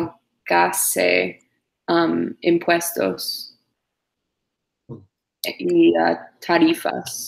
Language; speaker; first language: Spanish; non-native, learner; English